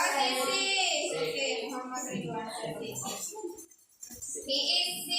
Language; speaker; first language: English; non-native, learner; Indonesian